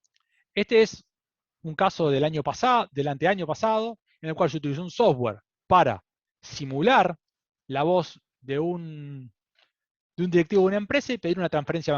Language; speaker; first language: Spanish; native; Spanish